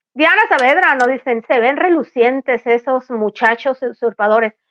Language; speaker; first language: Spanish; native; Spanish